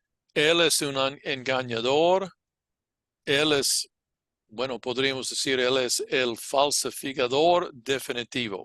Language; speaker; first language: Spanish; non-native, fluent; English